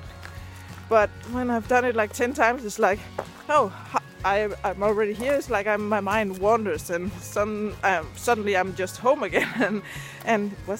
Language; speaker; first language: English; non-native, fluent; Danish